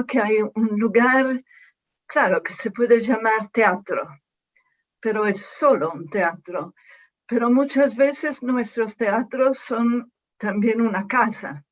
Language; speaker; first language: Spanish; non-native, fluent; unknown